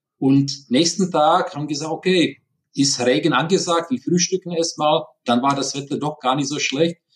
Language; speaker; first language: German; non-native, fluent; Czech